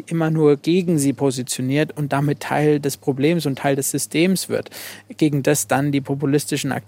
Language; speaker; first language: German; native; German